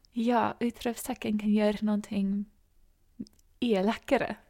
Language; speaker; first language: Swedish; non-native, learner; English